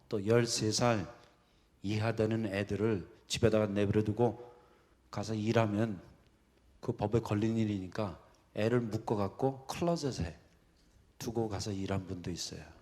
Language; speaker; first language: Korean; early bilingual, heritage; Korean